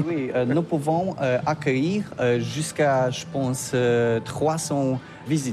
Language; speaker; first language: French; non-native, learner; Polish